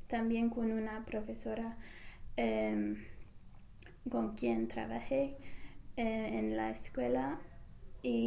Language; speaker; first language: Spanish; non-native, fluent; English